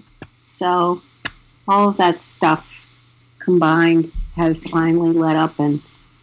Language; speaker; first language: English; native; English